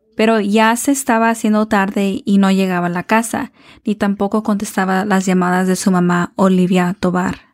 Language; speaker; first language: Spanish; early bilingual, heritage; Spanish